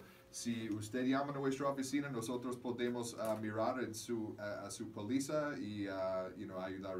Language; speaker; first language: Spanish; non-native, learner; English